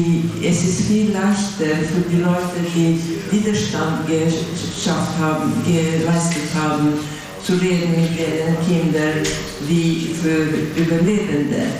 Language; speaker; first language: German; non-native, fluent; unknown